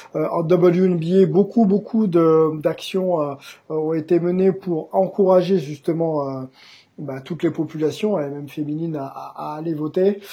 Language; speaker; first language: French; native; French